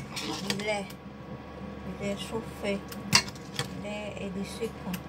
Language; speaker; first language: French; non-native, fluent; Vietnamese